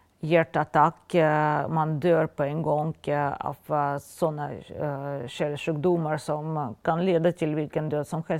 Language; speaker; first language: Swedish; non-native, fluent; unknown